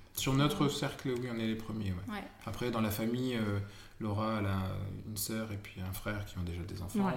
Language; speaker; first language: French; native; French